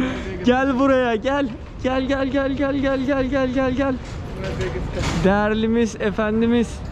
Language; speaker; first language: Turkish; native; Turkish